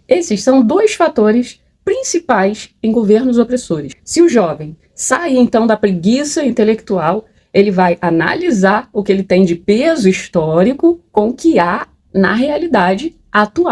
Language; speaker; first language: Portuguese; native; Portuguese